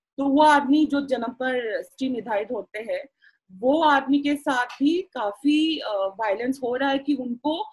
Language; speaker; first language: Hindi; non-native, local second language; Assamese